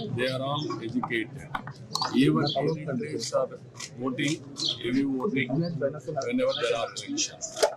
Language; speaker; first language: English; non-native, local second language; Telugu